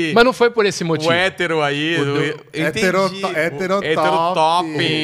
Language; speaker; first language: Portuguese; native; Portuguese